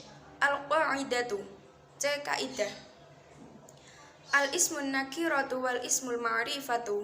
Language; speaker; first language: Arabic; non-native, learner; Indonesian